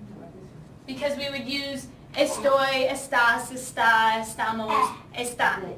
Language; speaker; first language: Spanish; non-native, fluent; English